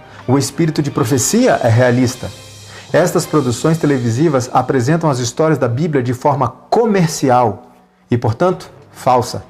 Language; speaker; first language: Portuguese; native; Portuguese